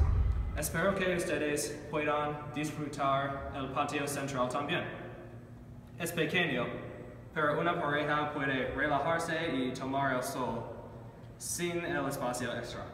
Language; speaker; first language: Spanish; non-native, learner; English